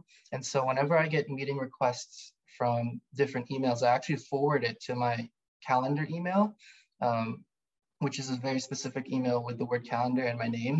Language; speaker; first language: English; native; English